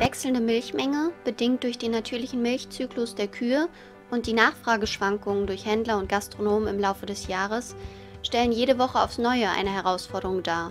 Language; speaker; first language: German; native; German